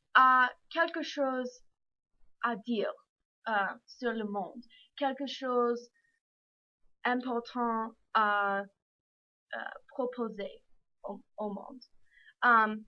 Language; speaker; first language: French; non-native, learner; English